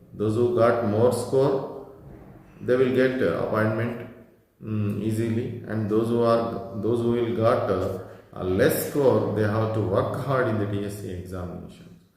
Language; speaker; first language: English; non-native, local second language; Telugu